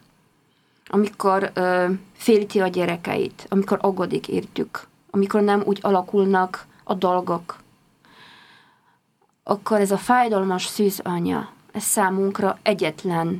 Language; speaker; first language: Hungarian; non-native, fluent; Polish